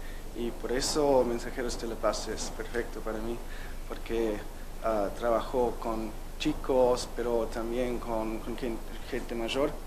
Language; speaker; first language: Spanish; non-native, learner; German